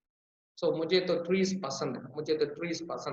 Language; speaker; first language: Hindi; non-native, local second language; Tamil